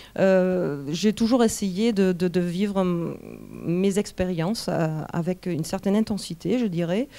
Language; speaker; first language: French; non-native, fluent; German